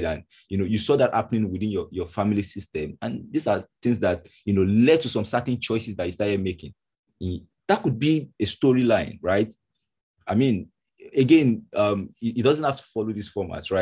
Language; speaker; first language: English; non-native, local second language; Yoruba